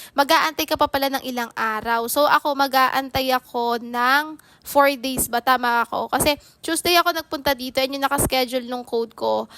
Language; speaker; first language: Filipino; native; Filipino